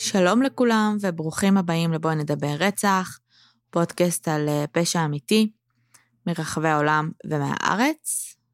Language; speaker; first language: Hebrew; native; Hebrew